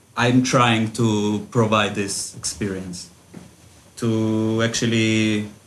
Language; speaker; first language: English; early bilingual, other home language; Russian